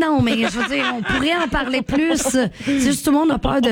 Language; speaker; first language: French; native; French